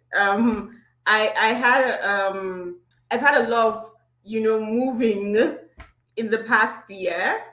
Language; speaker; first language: English; non-native, local second language; Igbo